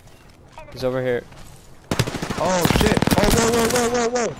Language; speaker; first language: English; native; English